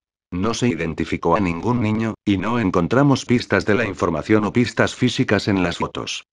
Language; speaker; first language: Spanish; native; Spanish